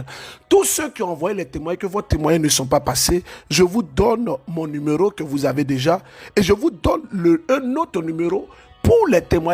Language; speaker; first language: French; native; French